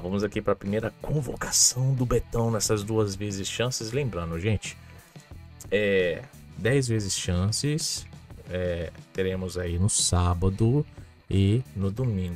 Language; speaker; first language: Portuguese; native; Portuguese